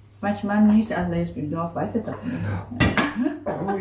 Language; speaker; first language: German; non-native, learner; Thai